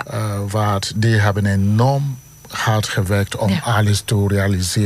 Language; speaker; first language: Dutch; non-native, learner; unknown